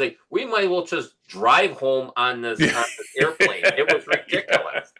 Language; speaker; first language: English; native; English